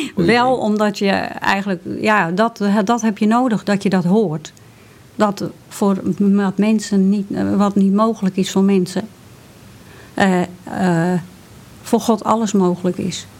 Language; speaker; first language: Dutch; native; Dutch